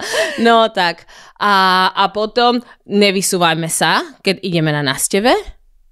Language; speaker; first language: Slovak; non-native, fluent; Spanish